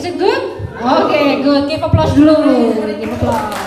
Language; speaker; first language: English; non-native, fluent; Indonesian